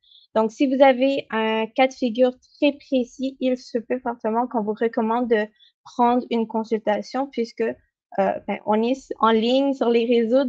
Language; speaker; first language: French; native; French